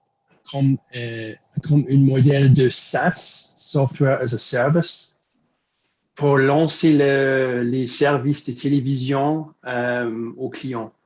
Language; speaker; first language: French; non-native, fluent; English